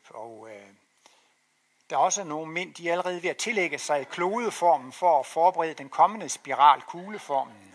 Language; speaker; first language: Danish; native; Danish